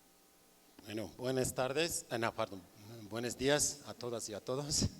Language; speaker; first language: Spanish; non-native, learner; Kurdish